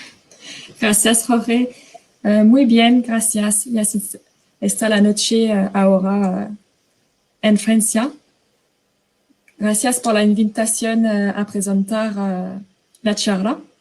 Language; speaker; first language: Spanish; non-native, fluent; French